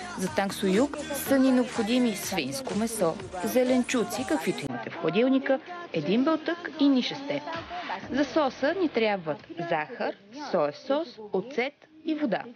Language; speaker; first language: Bulgarian; non-native, fluent; Korean